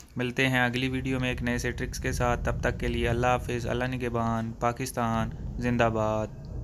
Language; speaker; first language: Urdu; non-native, local second language; Punjabi